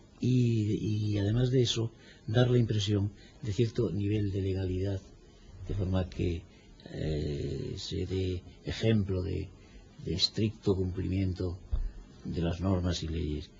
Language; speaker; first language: Spanish; native; Spanish